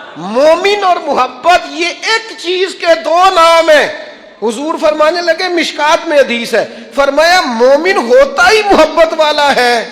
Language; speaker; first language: Urdu; non-native, local second language; Punjabi